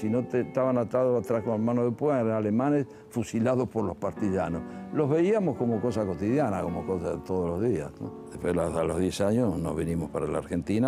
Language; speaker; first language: Spanish; early bilingual, other home language; Italian